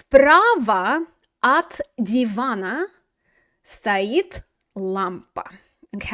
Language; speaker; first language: Russian; non-native, fluent; English